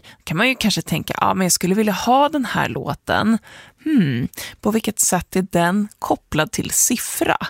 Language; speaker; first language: Swedish; native; Swedish